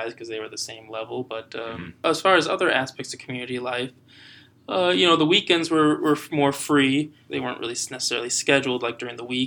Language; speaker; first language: English; native; English